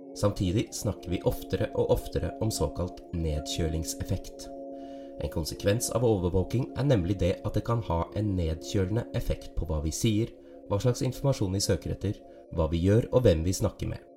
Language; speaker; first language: Norwegian; native; Norwegian